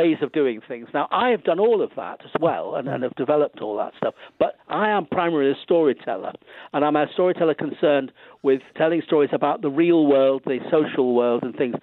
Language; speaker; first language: English; native; English